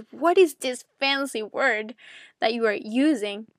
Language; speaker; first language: English; non-native, fluent; Spanish